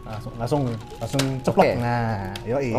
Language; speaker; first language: Indonesian; native; Indonesian